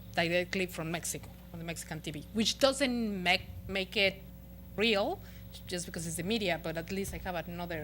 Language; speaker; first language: English; non-native, fluent; Spanish